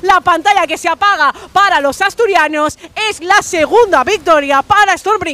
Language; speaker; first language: Spanish; native; Spanish